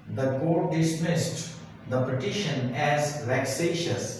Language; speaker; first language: English; non-native, local second language; Urdu